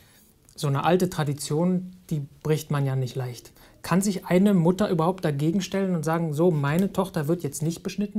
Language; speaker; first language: German; native; German